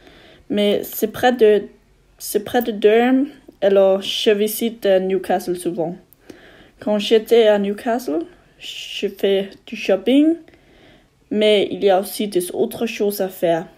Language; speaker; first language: French; non-native, learner; Danish